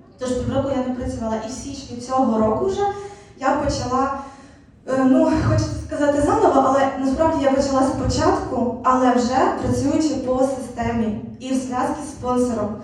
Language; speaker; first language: Ukrainian; native; Ukrainian